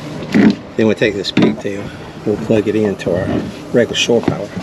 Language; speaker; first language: English; native; English